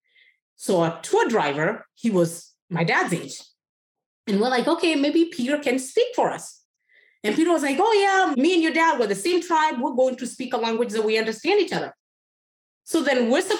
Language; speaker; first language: English; non-native, local second language; Kikuyu